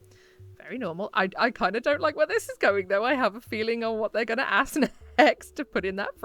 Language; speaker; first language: English; native; English